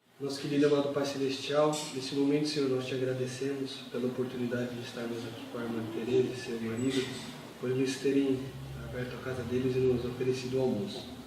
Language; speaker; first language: Portuguese; native; Portuguese